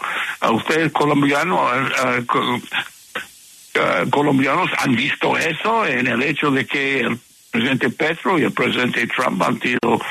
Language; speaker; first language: Spanish; non-native, fluent; English